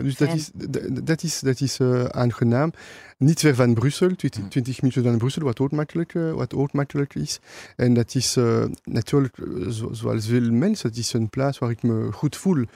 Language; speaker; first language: Dutch; non-native, local second language; French